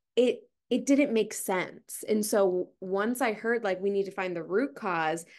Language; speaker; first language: English; native; English